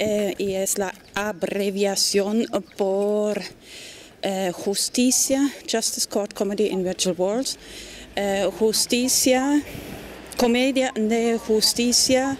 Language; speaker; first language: Spanish; non-native, fluent; German